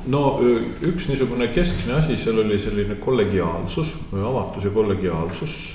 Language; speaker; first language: Estonian; native; Estonian